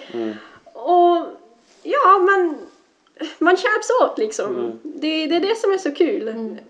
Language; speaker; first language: Swedish; non-native, fluent; Dutch